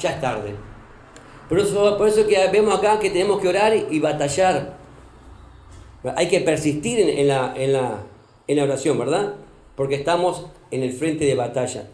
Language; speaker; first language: Spanish; native; Spanish